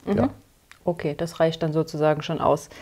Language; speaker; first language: German; native; German